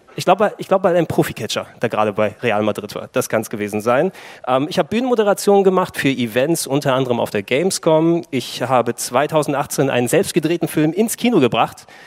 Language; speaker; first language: German; early bilingual, other home language; Greek